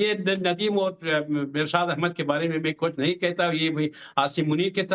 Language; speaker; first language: Hindi; non-native, fluent; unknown